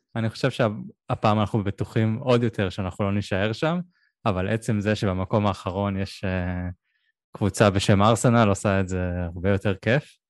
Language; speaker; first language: Hebrew; native; Hebrew